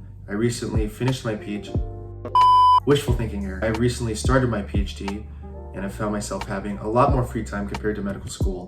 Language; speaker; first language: English; early bilingual, other home language; Chinese